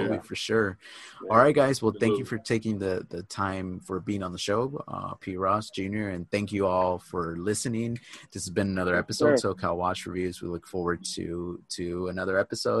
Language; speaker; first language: English; native; English